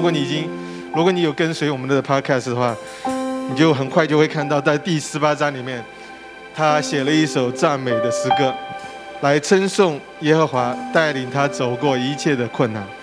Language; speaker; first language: Chinese; native; Chinese